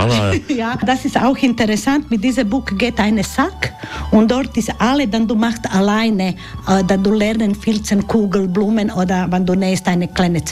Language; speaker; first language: German; non-native, learner; Croatian